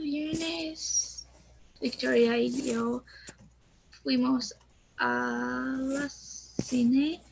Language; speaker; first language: Spanish; non-native, learner; English